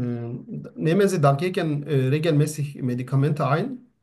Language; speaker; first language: German; non-native, learner; Turkish